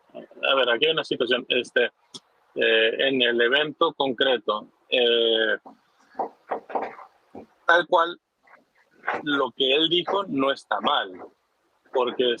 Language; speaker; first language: Spanish; native; Spanish